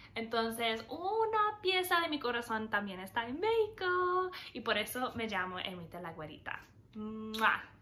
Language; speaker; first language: Spanish; non-native, fluent; English